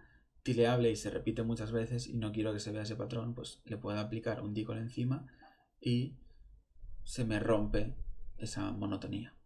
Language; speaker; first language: Spanish; native; Spanish